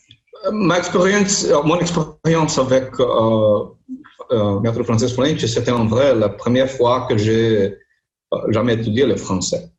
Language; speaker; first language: French; non-native, learner; Portuguese